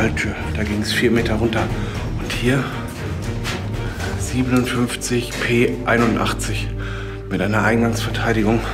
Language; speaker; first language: German; native; German